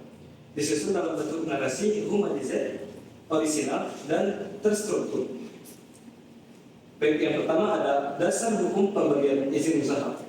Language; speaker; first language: Indonesian; native; Indonesian